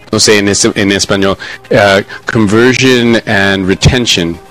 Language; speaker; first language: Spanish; non-native, learner; English